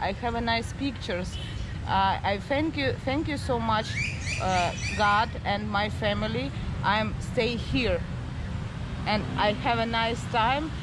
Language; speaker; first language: English; non-native, learner; Russian